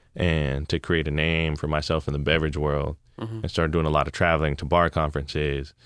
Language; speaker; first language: English; native; English